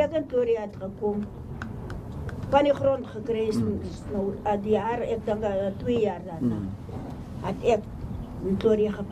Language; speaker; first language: Dutch; non-native, local second language; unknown